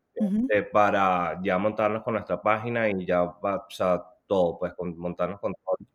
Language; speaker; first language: Spanish; native; Spanish